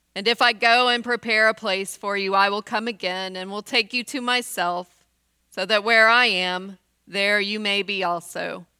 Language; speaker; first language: English; native; English